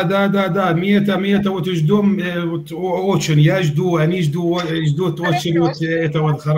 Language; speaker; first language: Russian; non-native, fluent; Arabic